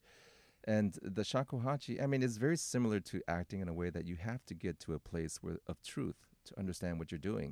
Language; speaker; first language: English; native; English